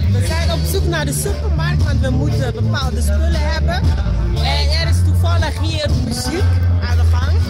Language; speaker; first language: Dutch; early bilingual, other home language; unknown